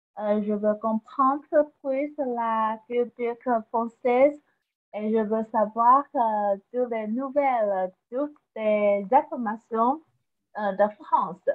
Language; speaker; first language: French; non-native, learner; Chinese